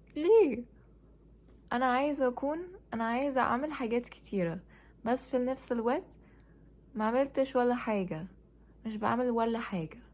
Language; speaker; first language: Egyptian Arabic; non-native, learner; English